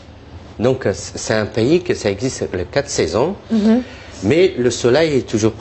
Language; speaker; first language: French; non-native, fluent; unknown